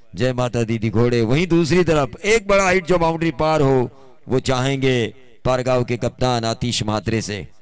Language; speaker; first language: Hindi; non-native, local second language; Marathi